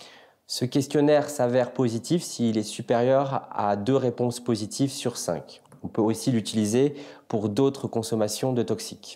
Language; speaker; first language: French; native; French